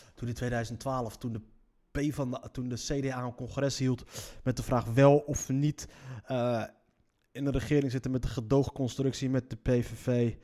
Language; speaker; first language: Dutch; early bilingual, other home language; Riffian